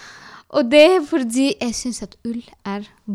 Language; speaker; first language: Norwegian; non-native, learner; Arabic